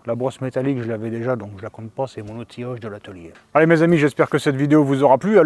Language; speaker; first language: French; native; French